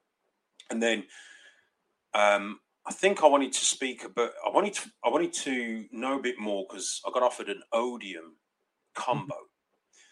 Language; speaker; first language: English; native; English